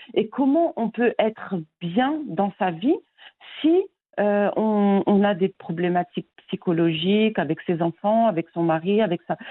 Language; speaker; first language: French; non-native, local second language; Arabic